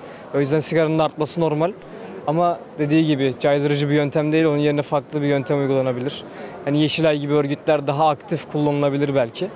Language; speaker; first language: Turkish; native; Turkish